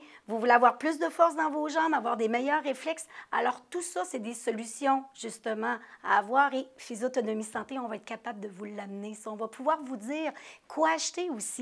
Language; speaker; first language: French; native; French